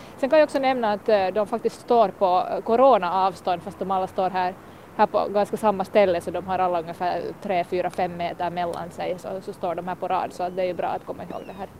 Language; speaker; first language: Swedish; native; Swedish